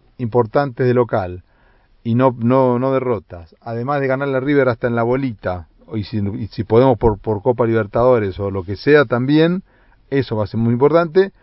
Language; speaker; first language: Spanish; native; Spanish